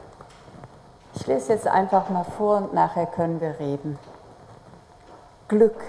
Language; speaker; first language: German; native; German